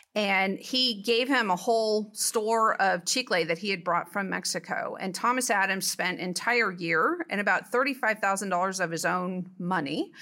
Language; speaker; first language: English; native; English